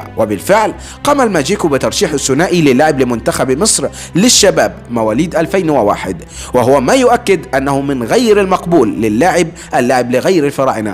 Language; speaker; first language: Arabic; native; Arabic